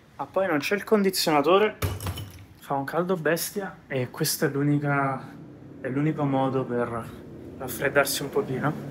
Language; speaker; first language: Italian; native; Italian